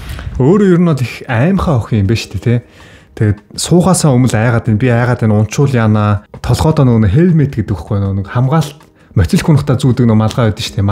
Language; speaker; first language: Mongolian; native; Mongolian